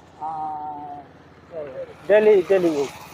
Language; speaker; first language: English; non-native, learner; Hindi